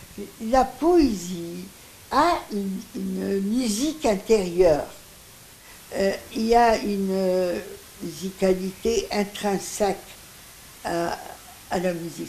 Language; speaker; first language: French; non-native, local second language; Greek